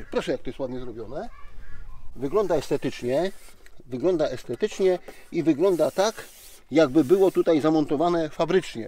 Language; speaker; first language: Polish; native; Polish